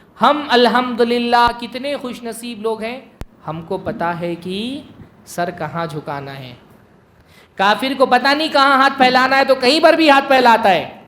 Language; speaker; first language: Urdu; native; Urdu